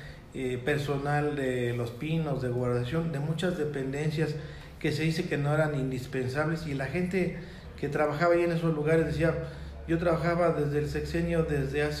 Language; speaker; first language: Spanish; native; Spanish